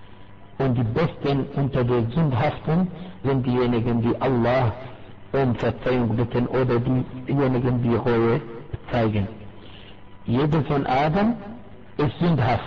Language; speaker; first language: German; non-native, fluent; Arabic